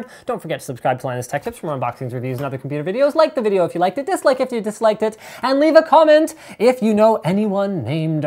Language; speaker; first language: English; native; English